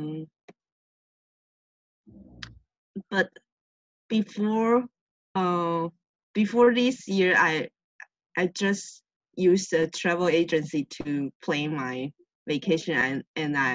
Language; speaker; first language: English; non-native, learner; Chinese